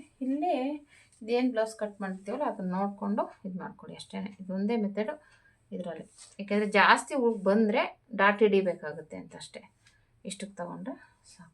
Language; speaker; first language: Kannada; native; Kannada